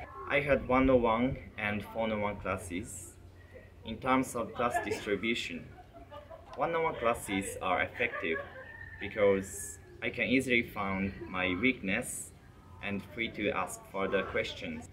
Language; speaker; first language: English; non-native, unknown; Japanese